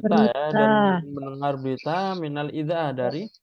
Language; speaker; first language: Indonesian; native; Indonesian